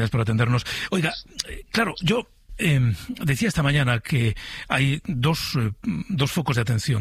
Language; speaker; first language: Spanish; native; Spanish